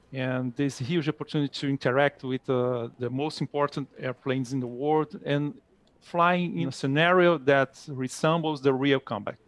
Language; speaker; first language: English; non-native, fluent; Portuguese